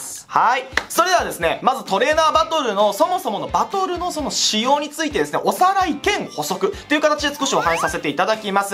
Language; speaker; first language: Japanese; native; Japanese